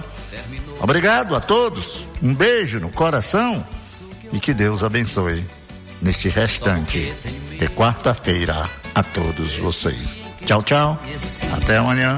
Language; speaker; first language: Portuguese; native; Portuguese